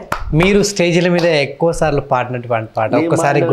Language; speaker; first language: Telugu; native; Telugu